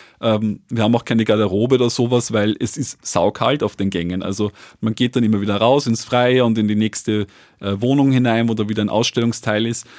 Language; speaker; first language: German; native; German